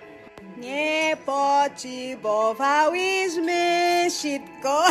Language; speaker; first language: Polish; non-native, learner; Portuguese